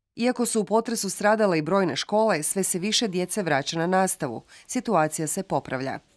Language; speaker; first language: Croatian; native; Croatian